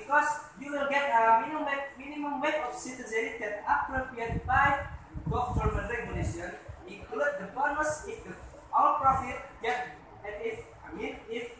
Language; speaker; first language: English; non-native, learner; Indonesian